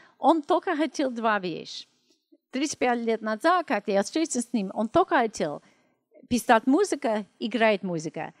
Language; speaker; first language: Russian; non-native, learner; English